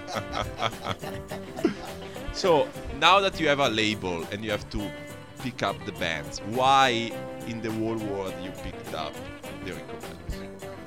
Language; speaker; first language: English; non-native, fluent; Italian